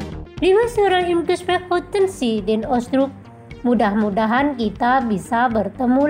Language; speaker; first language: German; non-native, fluent; Indonesian